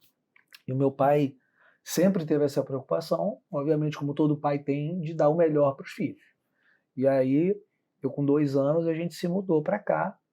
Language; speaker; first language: Portuguese; native; Portuguese